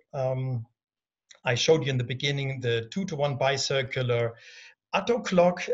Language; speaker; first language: English; non-native, fluent; German